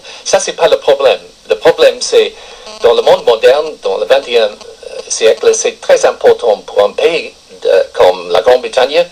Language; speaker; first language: French; non-native, fluent; English